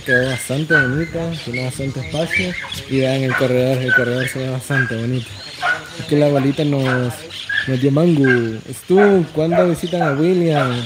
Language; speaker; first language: Spanish; native; Spanish